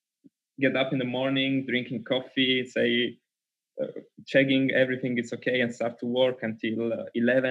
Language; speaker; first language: English; non-native, learner; Italian